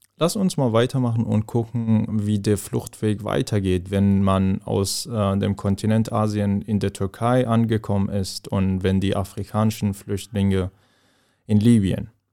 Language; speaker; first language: German; non-native, fluent; Persian